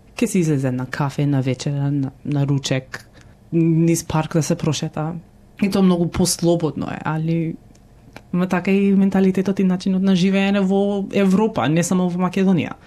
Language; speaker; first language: Macedonian; early bilingual, heritage; Macedonian